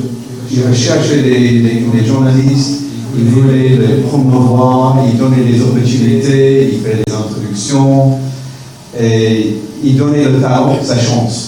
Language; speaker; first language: French; non-native, fluent; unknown